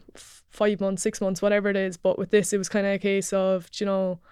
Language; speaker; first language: English; native; English